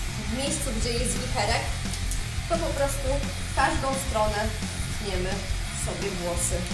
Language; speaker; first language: Polish; native; Polish